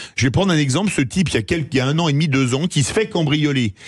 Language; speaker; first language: French; native; French